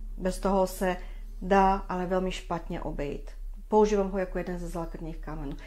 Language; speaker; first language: Czech; non-native, fluent; Bulgarian